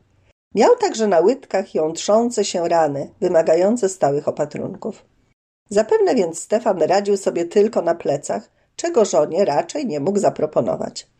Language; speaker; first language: Polish; native; Polish